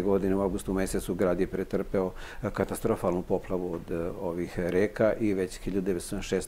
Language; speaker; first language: Serbian; native; Serbian